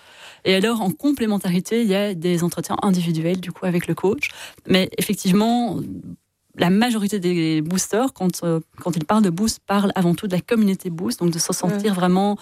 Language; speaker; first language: French; native; French